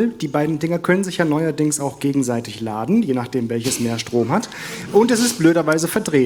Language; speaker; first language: German; native; German